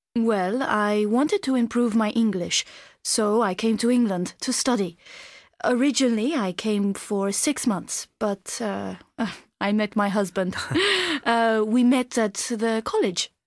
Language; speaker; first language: English; non-native, fluent; Spanish